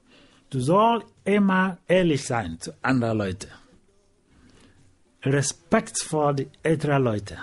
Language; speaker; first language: German; non-native, learner; Igbo